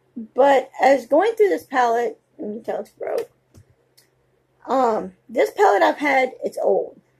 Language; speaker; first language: English; native; English